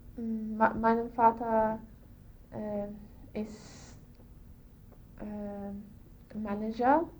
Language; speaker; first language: German; non-native, learner; English